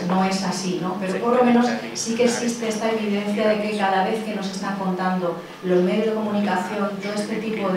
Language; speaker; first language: Spanish; native; Spanish